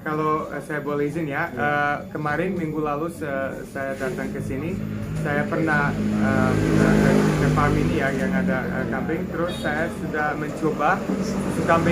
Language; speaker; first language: Indonesian; non-native, fluent; Serbian